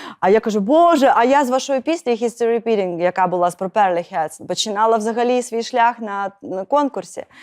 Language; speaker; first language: Ukrainian; non-native, local second language; Russian